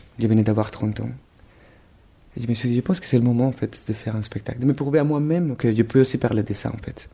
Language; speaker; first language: French; non-native, fluent; Spanish